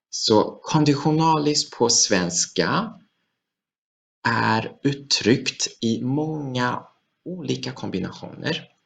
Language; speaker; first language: Swedish; non-native, fluent; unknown